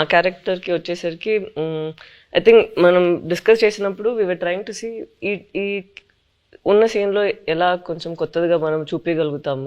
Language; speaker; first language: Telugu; non-native, fluent; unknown